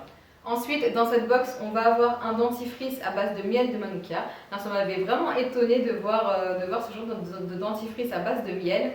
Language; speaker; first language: French; native; French